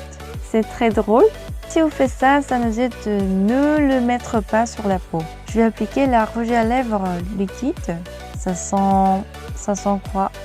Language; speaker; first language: French; non-native, learner; Korean